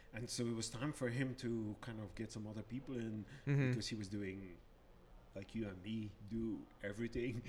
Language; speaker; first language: English; non-native, fluent; Dutch